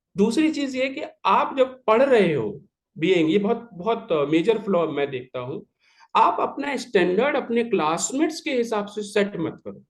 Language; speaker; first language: Hindi; native; Hindi